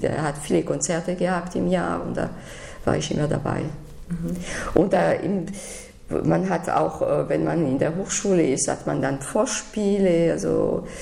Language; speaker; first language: German; non-native, fluent; French